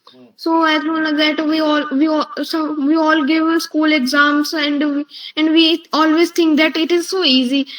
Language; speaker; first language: English; non-native, learner; Hindi